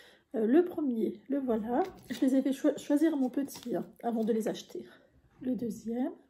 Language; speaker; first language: French; native; French